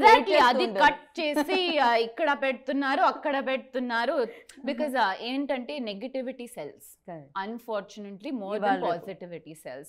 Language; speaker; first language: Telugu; non-native, learner; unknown